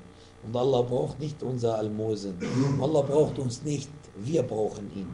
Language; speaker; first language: German; non-native, fluent; Arabic